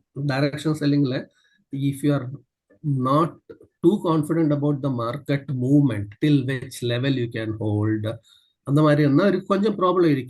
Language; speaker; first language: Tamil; non-native, learner; Malayalam